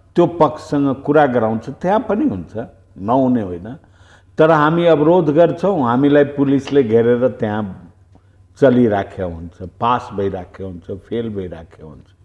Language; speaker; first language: Nepali; non-native, local second language; Bhojpuri